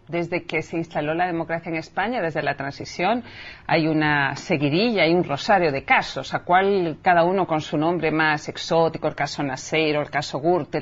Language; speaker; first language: Spanish; native; Spanish